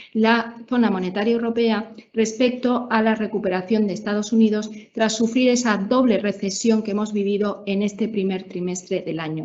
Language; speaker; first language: Spanish; native; Spanish